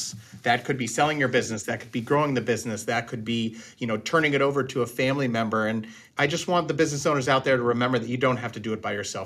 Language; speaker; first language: English; native; English